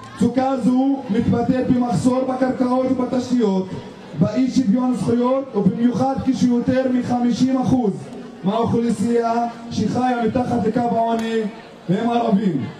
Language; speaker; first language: Hebrew; non-native, local second language; Arabic